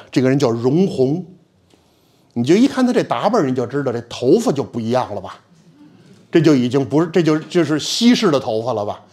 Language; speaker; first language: Chinese; native; Chinese